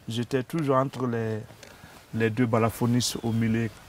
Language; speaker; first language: French; non-native, local second language; Mandingo